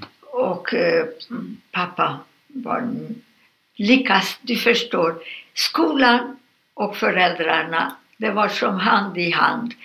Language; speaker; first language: Swedish; non-native, fluent; Hungarian